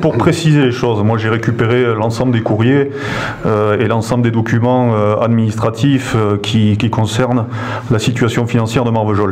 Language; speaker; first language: French; native; French